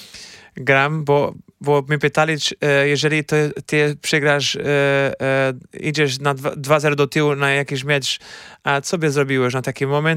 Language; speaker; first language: Polish; non-native, fluent; Portuguese